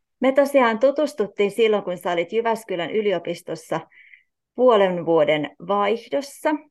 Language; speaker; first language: Finnish; native; Finnish